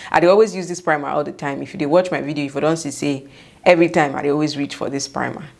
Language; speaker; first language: Nigerian Pidgin; non-native, local second language; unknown